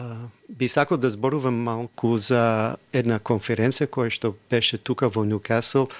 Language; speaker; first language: Macedonian; non-native, fluent; English